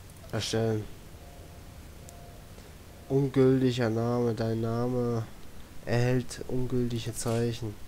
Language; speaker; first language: German; native; German